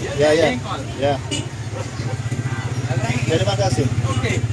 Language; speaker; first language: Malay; non-native, learner; Turkish